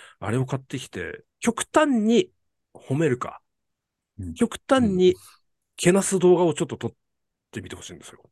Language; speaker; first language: Japanese; native; Japanese